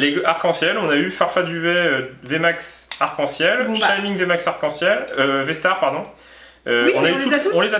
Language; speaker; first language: French; native; French